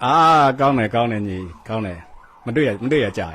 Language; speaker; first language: Burmese; native; Burmese